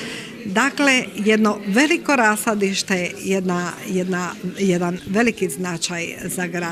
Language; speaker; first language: Croatian; native; Croatian